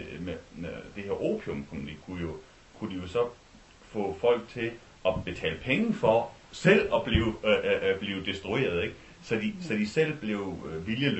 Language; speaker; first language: Danish; native; Danish